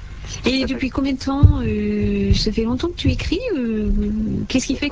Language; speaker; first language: French; native; French